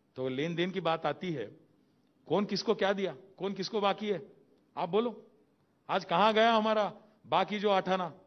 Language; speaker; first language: Hindi; non-native, local second language; Telugu